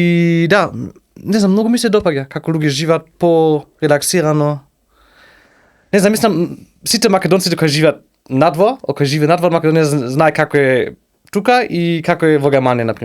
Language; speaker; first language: Macedonian; non-native, learner; German